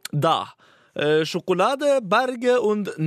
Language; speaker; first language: German; non-native, learner; Norwegian